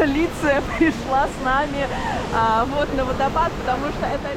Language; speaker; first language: Russian; native; Russian